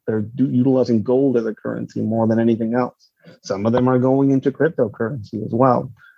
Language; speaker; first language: English; non-native, fluent; Spanish